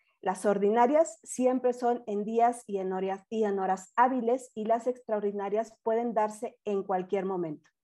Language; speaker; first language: Spanish; native; Spanish